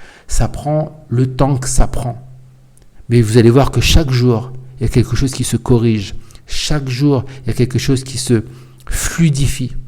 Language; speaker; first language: French; native; French